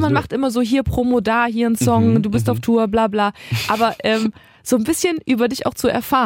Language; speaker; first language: German; native; German